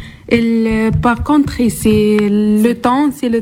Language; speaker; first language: French; non-native, learner; Arabic